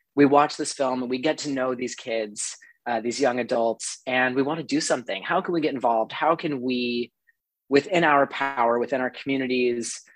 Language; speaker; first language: English; native; English